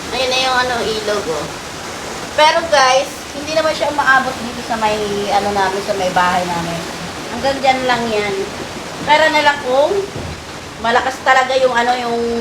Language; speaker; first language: Filipino; non-native, local second language; Waray